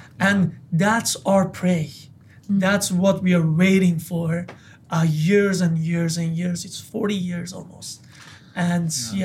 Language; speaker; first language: English; non-native, fluent; Persian